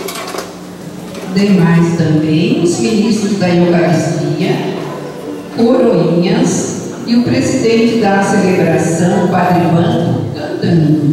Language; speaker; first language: Portuguese; native; Portuguese